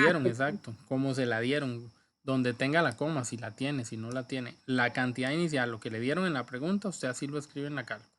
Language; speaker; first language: Spanish; native; Spanish